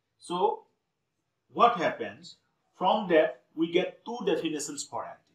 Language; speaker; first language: English; non-native, local second language; Assamese